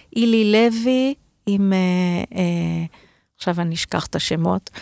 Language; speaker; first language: Hebrew; native; Hebrew